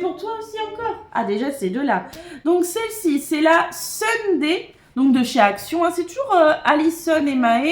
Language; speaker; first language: French; native; French